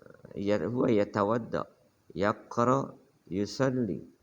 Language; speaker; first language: Arabic; non-native, fluent; Indonesian